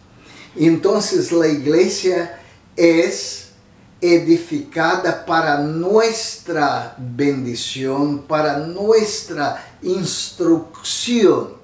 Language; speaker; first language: Spanish; non-native, fluent; Portuguese